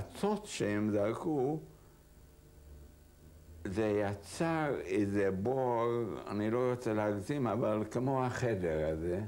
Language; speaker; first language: Hebrew; non-native, fluent; Hungarian